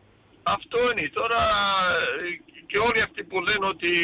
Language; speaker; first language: Greek; early bilingual, heritage; Greek